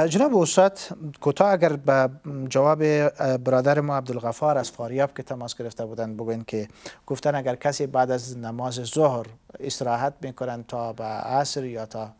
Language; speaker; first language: Persian; native; Persian